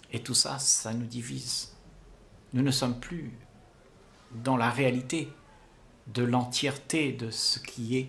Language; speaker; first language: French; native; French